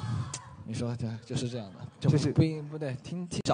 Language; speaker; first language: Chinese; native; Chinese